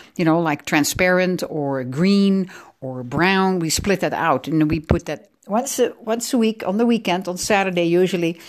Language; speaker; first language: English; non-native, fluent; Dutch